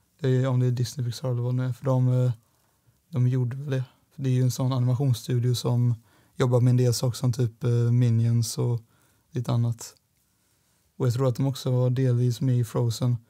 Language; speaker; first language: Swedish; native; Swedish